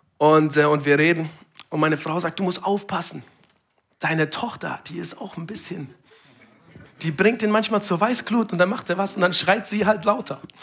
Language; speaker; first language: German; non-native, fluent; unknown